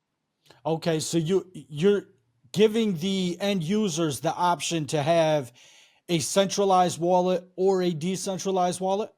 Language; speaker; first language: English; native; English